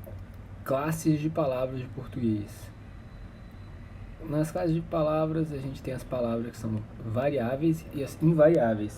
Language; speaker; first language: Portuguese; native; Portuguese